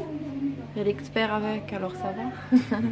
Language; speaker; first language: French; native; French